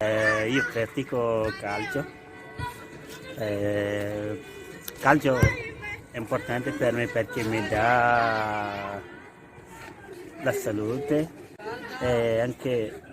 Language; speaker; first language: Italian; non-native, learner; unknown